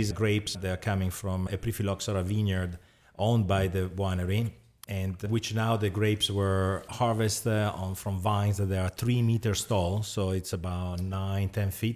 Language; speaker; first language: English; non-native, fluent; Italian